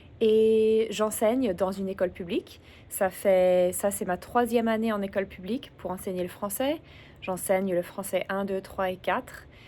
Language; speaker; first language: French; early bilingual, other home language; English